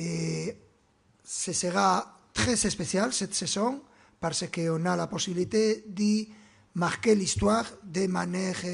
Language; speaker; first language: French; non-native, fluent; Spanish